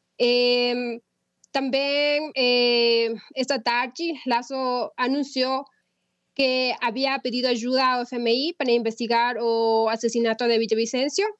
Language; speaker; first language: Spanish; native; Spanish